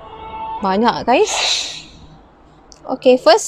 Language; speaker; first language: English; non-native, local second language; Malay